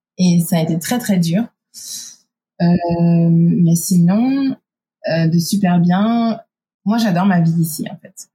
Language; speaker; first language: French; native; French